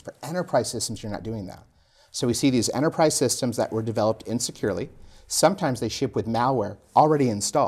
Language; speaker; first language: English; native; English